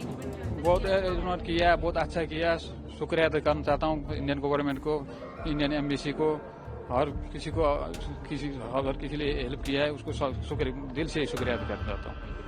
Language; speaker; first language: Hindi; non-native, fluent; Nepali